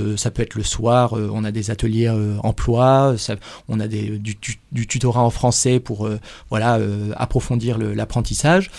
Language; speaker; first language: French; native; French